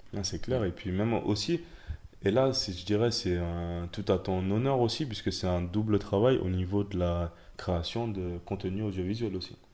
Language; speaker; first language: French; native; French